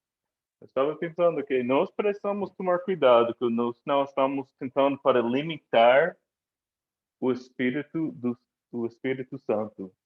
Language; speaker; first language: Portuguese; non-native, fluent; English